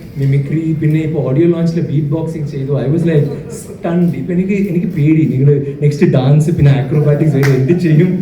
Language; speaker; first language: Malayalam; non-native, fluent; Tamil